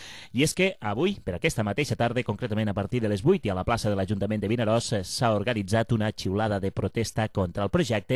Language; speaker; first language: Catalan; native; Catalan